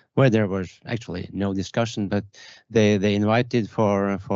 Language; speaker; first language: English; non-native, fluent; Norwegian